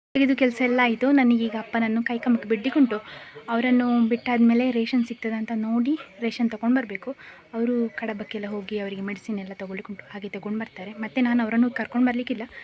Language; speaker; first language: Kannada; non-native, local second language; Konkani